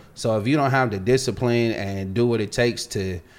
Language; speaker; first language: English; native; English